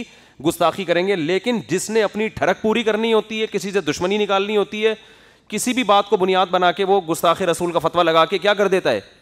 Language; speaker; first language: Urdu; native; Urdu